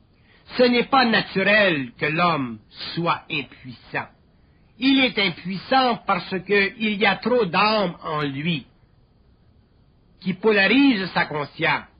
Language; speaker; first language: French; native; French